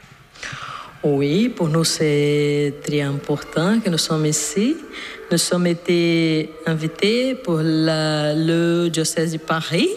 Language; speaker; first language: French; non-native, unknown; Portuguese